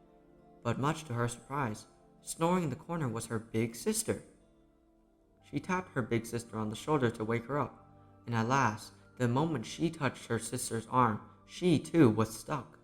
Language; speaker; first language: English; native; English